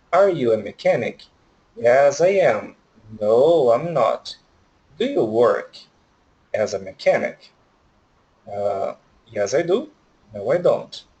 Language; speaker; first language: English; non-native, fluent; Portuguese